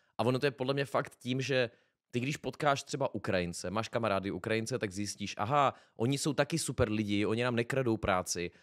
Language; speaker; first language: Czech; native; Czech